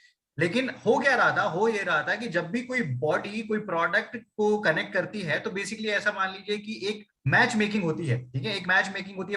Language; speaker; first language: Hindi; native; Hindi